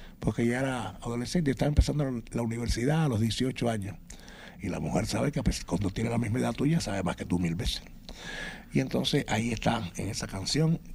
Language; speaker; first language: Spanish; native; Spanish